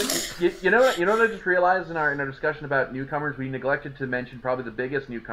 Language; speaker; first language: English; native; English